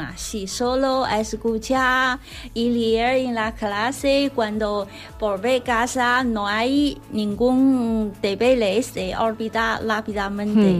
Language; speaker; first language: Spanish; non-native, learner; Chinese